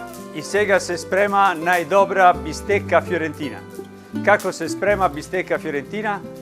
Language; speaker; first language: Macedonian; non-native, learner; Italian